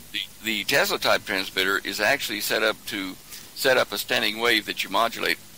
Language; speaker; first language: English; native; English